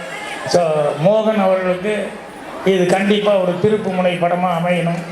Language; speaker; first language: Tamil; native; Tamil